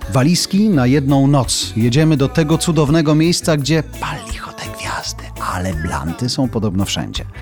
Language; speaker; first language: Polish; native; Polish